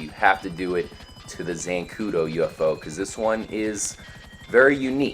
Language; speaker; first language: English; native; English